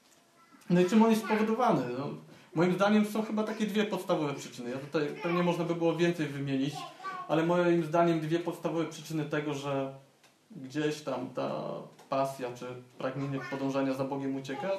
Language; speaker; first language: Polish; native; Polish